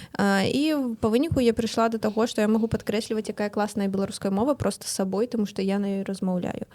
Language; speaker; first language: Belarusian; non-native, local second language; Russian